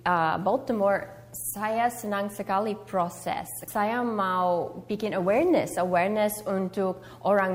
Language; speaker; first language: Indonesian; early bilingual, heritage; Indonesian